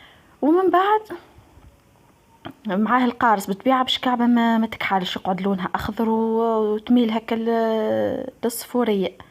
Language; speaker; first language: Arabic; native; Arabic